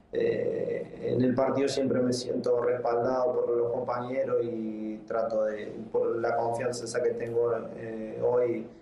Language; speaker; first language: Spanish; native; Spanish